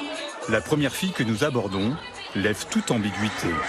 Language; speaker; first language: French; native; French